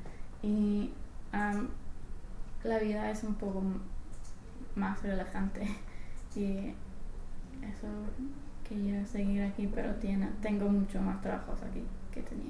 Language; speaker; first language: Spanish; non-native, fluent; English